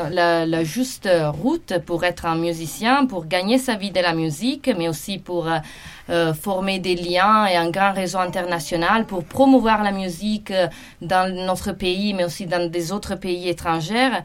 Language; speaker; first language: French; non-native, fluent; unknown